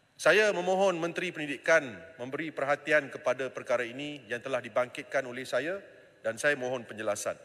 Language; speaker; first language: Malay; non-native, local second language; Tamil